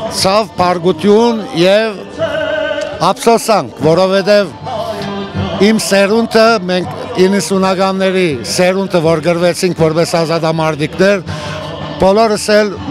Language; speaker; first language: Armenian; early bilingual, heritage; Armenian